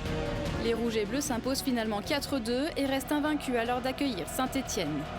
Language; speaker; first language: French; native; French